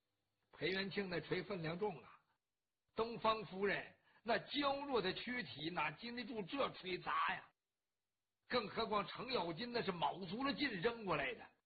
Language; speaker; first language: Chinese; native; Chinese